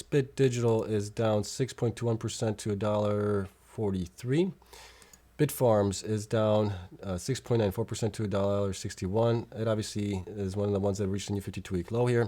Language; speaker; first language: English; native; English